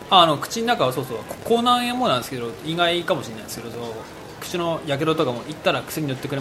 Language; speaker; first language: Japanese; native; Japanese